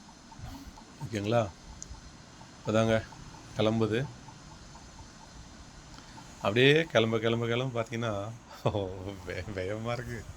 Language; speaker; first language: Tamil; native; Tamil